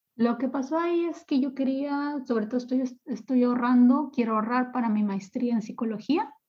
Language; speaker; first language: Spanish; native; Spanish